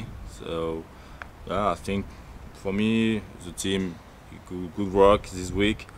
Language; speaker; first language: English; non-native, learner; French